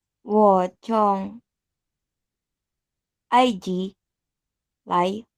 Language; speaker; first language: Chinese; non-native, learner; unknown